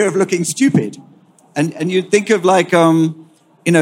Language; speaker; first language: English; native; English